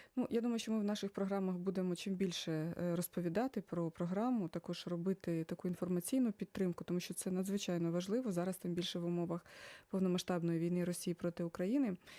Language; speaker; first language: Ukrainian; native; Ukrainian